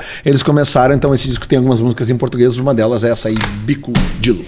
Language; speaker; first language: Portuguese; native; Portuguese